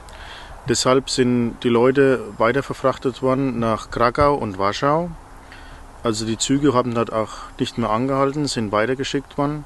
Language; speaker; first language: German; native; German